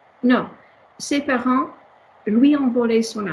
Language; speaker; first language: French; non-native, learner; English